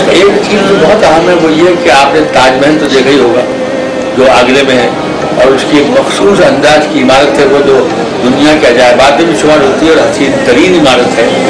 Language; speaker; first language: Urdu; native; Urdu